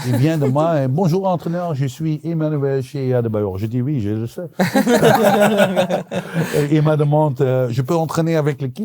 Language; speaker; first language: French; non-native, local second language; Dutch